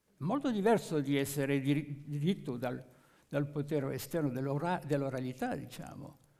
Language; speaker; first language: Italian; non-native, fluent; French